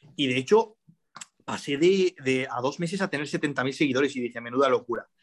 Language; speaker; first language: Spanish; early bilingual, other home language; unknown